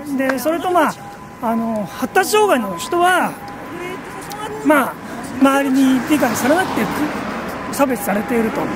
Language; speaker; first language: Japanese; native; Japanese